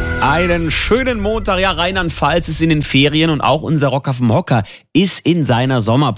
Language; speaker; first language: German; native; German